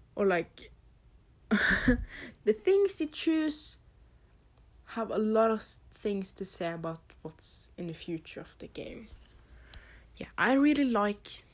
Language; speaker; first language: English; non-native, fluent; Norwegian